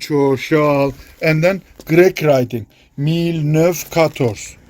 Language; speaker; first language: English; non-native, learner; Turkish